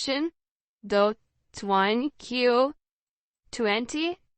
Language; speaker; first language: English; non-native, fluent; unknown